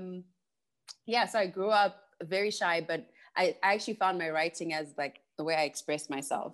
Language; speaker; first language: English; non-native, local second language; Shona